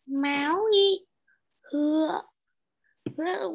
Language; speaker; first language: Chinese; non-native, learner; Vietnamese